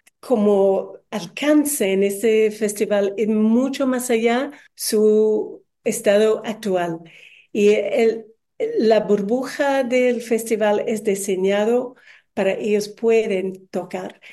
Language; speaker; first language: Spanish; non-native, fluent; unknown